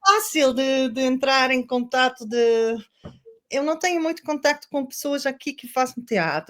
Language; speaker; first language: Portuguese; non-native, learner; Dutch